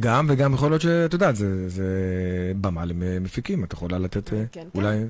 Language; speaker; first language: Hebrew; native; Hebrew